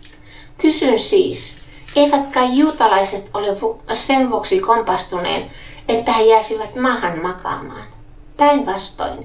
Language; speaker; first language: Finnish; native; Finnish